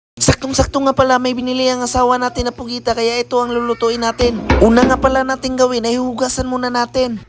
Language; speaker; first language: Filipino; non-native, local second language; Cebuano